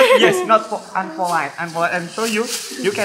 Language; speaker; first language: English; non-native, learner; Indonesian